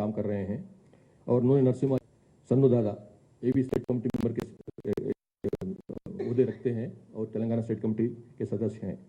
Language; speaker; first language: Hindi; non-native, local second language; Telugu